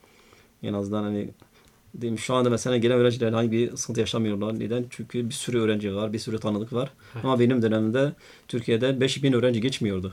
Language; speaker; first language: Turkish; non-native, fluent; Arabic